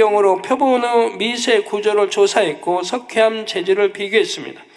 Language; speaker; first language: Korean; native; Korean